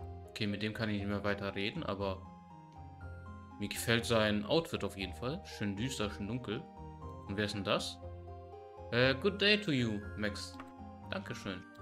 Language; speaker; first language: German; native; German